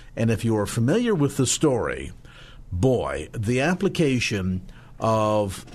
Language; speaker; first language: English; native; English